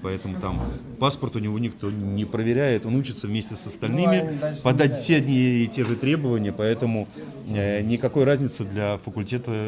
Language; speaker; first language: Russian; native; Russian